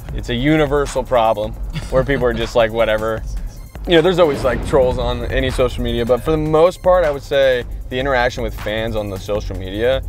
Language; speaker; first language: English; native; English